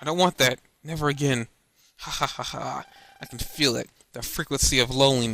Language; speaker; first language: English; native; English